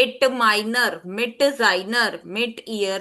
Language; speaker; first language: German; non-native, fluent; Hindi